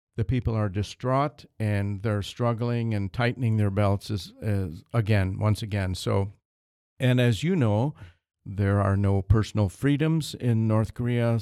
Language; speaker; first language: English; native; English